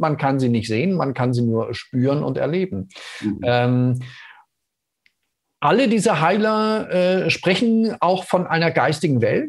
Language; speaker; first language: German; native; German